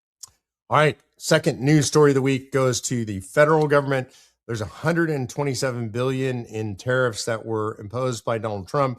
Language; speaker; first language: English; native; English